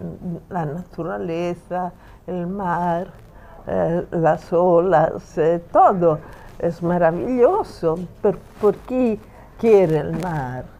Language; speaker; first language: Spanish; non-native, fluent; Italian